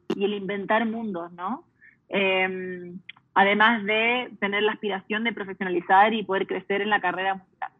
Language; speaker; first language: Spanish; early bilingual, heritage; Spanish